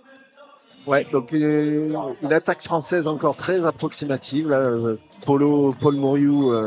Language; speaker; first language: French; native; French